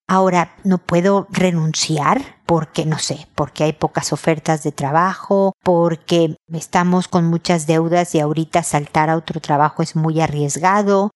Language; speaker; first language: Spanish; native; Spanish